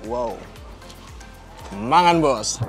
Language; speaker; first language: Indonesian; native; Indonesian